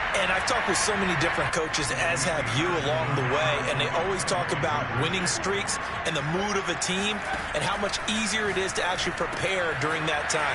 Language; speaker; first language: English; native; English